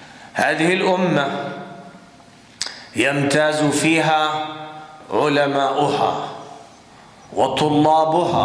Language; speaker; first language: Arabic; non-native, fluent; Urdu